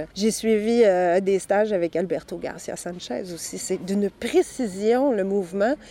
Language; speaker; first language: French; native; French